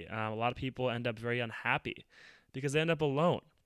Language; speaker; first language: English; native; English